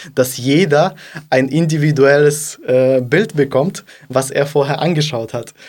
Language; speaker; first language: German; non-native, fluent; Russian